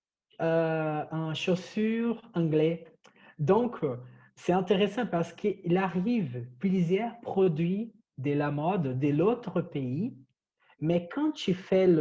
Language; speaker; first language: French; non-native, fluent; Portuguese